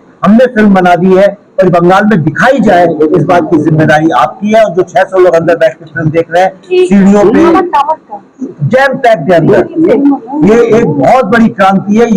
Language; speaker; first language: Hindi; native; Hindi